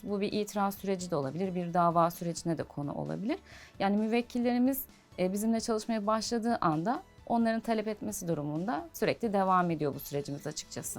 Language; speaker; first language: Turkish; native; Turkish